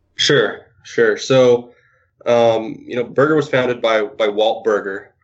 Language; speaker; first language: English; native; English